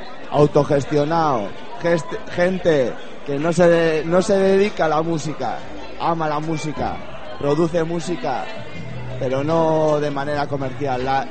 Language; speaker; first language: Spanish; native; Spanish